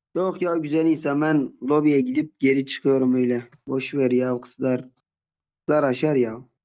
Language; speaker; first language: Turkish; native; Turkish